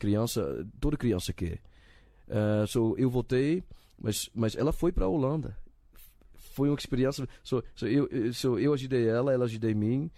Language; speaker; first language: Portuguese; non-native, learner; Dutch